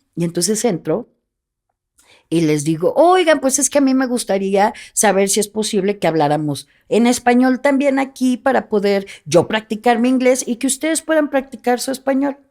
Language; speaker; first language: Spanish; native; Spanish